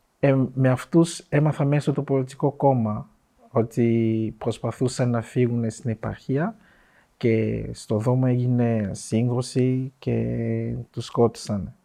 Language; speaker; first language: Greek; non-native, fluent; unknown